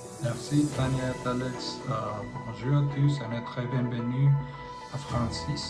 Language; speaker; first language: French; non-native, learner; Spanish